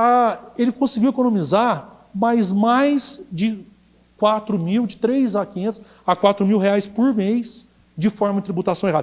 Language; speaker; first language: Portuguese; native; Portuguese